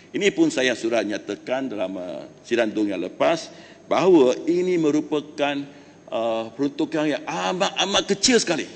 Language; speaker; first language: Malay; non-native, local second language; Chinese